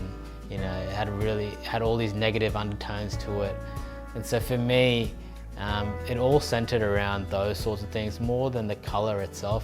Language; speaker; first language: English; early bilingual, other home language; Urdu